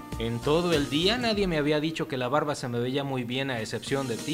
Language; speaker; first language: Spanish; native; Spanish